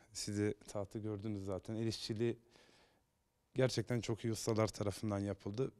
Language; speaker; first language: Turkish; native; Turkish